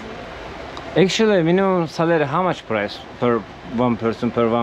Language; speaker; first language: English; non-native, learner; Turkish